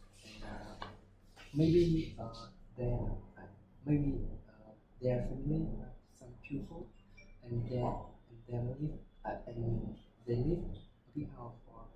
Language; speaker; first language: English; non-native, learner; Vietnamese